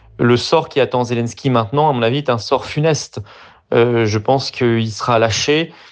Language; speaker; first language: French; native; French